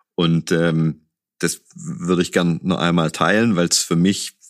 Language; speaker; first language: German; native; German